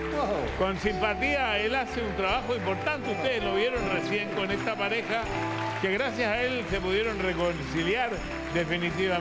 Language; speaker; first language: Spanish; native; Spanish